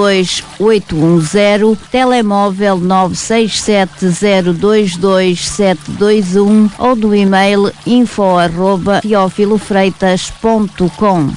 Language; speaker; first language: Portuguese; native; Portuguese